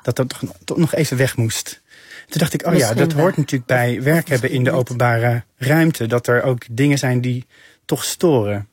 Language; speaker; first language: Dutch; native; Dutch